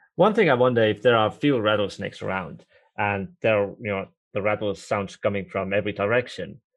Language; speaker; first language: English; non-native, fluent; Estonian